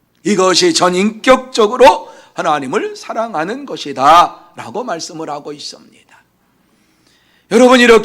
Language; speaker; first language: Korean; native; Korean